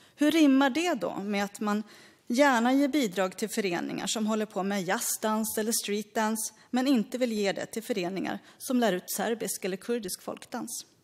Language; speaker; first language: Swedish; early bilingual, other home language; Greek